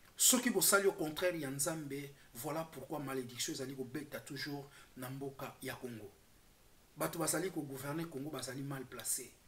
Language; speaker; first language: Lingala; non-native, local second language; Kongo